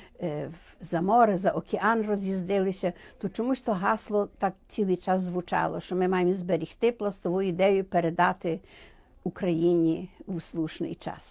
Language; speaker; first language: Ukrainian; native; Ukrainian